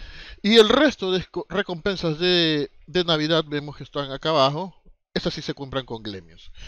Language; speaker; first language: Spanish; native; Spanish